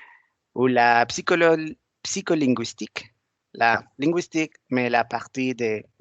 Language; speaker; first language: French; non-native, learner; Spanish